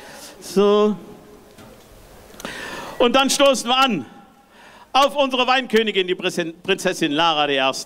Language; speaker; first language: German; native; German